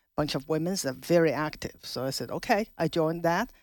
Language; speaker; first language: English; non-native, fluent; Chinese